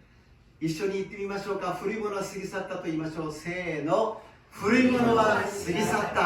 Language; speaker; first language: Japanese; non-native, fluent; Korean